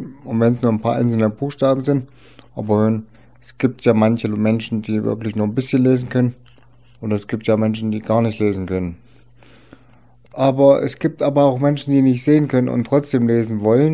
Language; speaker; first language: German; native; German